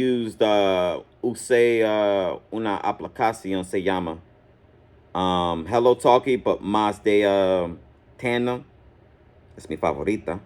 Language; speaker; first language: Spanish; non-native, learner; English